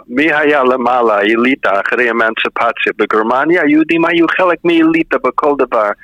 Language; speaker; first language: Hebrew; non-native, fluent; English